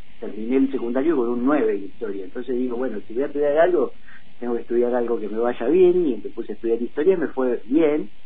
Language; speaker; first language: Spanish; native; Spanish